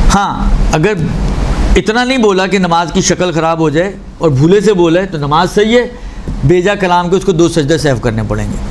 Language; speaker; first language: Urdu; non-native, local second language; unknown